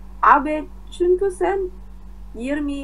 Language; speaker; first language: Turkish; non-native, learner; Indonesian